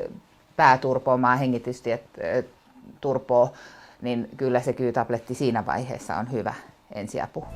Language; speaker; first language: Finnish; native; Finnish